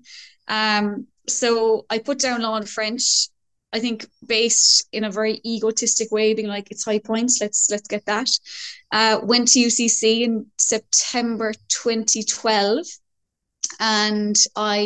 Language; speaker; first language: English; native; English